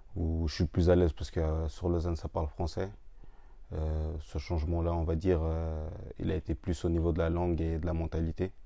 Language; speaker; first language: French; native; French